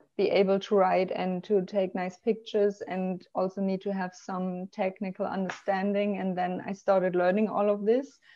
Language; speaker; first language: English; non-native, fluent; German